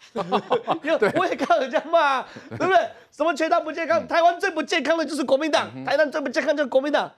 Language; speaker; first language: Chinese; native; Chinese